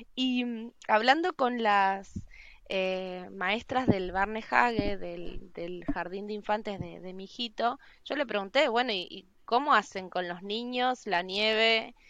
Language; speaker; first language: Spanish; native; Spanish